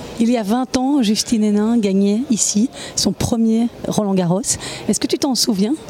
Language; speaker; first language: French; native; French